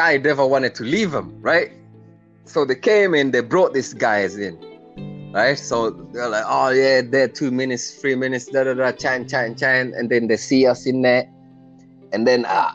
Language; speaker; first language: English; native; English